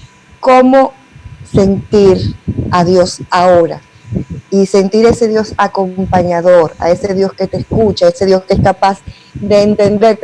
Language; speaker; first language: Spanish; native; Spanish